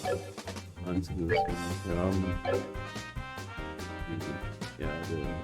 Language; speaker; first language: German; native; German